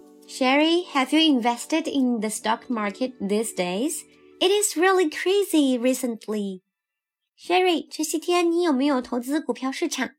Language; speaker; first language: English; non-native, fluent; Chinese